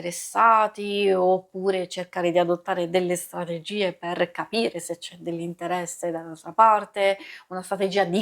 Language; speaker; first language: Italian; native; Italian